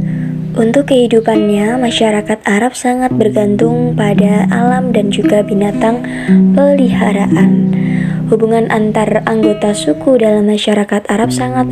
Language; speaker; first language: Indonesian; native; Indonesian